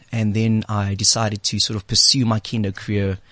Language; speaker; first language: English; native; English